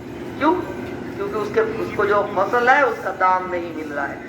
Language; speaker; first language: Hindi; non-native, local second language; Bangla